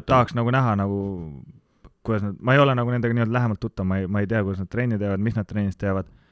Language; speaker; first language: Estonian; native; Estonian